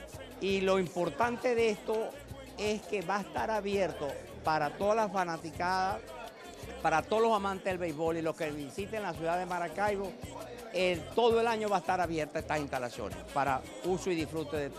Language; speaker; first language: Spanish; native; Spanish